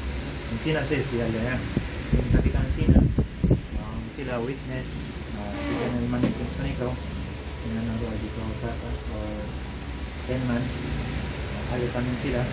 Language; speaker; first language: Filipino; non-native, local second language; Chavacano